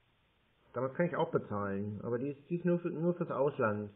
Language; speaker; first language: German; native; German